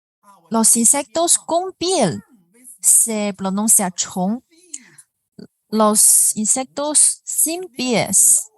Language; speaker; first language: Spanish; non-native, fluent; Chinese